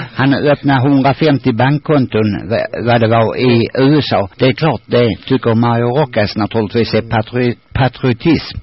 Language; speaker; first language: Swedish; native; Swedish